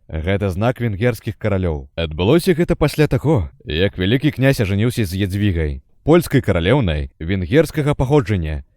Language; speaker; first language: Belarusian; native; Belarusian